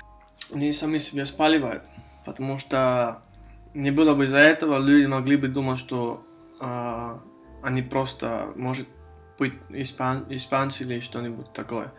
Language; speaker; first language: Russian; non-native, fluent; Spanish